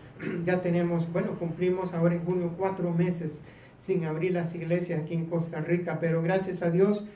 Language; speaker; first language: Spanish; native; Spanish